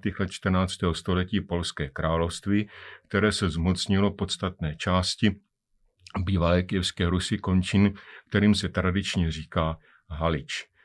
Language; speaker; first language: Czech; native; Czech